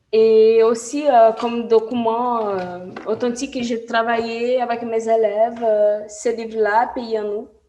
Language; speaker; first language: French; non-native, fluent; Portuguese